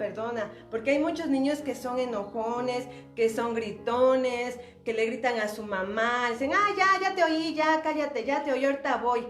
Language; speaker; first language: Spanish; native; Spanish